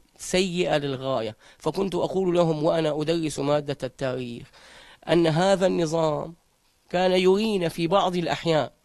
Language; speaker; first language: Arabic; native; Arabic